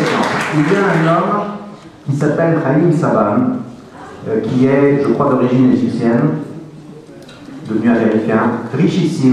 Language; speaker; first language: French; native; French